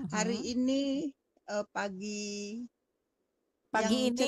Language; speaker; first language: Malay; non-native, learner; Indonesian